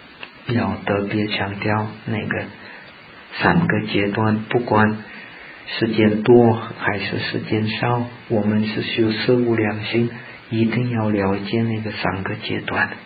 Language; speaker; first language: Chinese; non-native, fluent; Czech